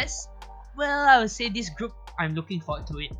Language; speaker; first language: English; non-native, local second language; Chinese